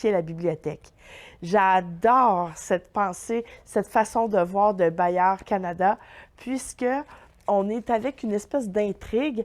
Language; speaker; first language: French; native; French